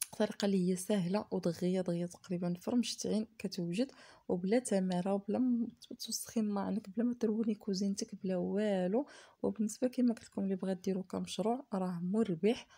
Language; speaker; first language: Arabic; native; Arabic